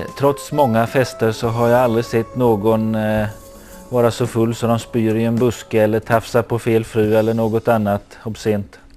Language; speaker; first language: Swedish; native; Swedish